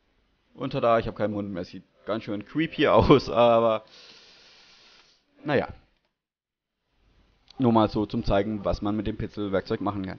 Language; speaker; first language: German; native; German